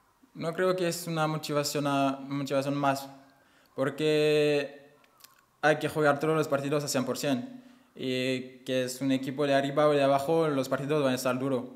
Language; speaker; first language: Spanish; non-native, fluent; French